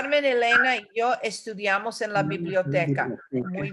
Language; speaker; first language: Spanish; non-native, fluent; English